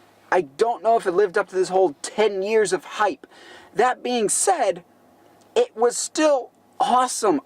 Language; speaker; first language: English; native; English